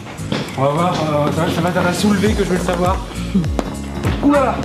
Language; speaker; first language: French; native; French